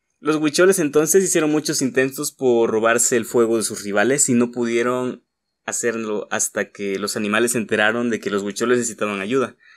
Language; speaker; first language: Spanish; native; Spanish